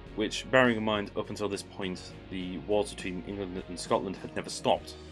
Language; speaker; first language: English; native; English